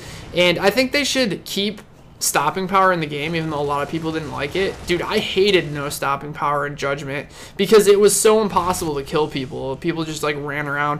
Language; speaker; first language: English; native; English